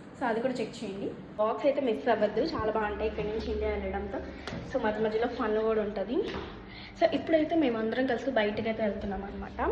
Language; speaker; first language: Telugu; early bilingual, heritage; Telugu